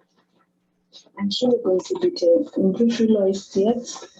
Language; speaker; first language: German; non-native, learner; Spanish